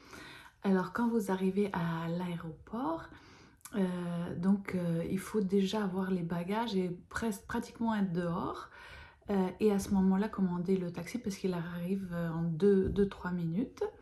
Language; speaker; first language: French; non-native, fluent; Lithuanian